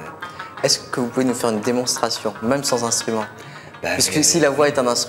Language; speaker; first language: French; native; French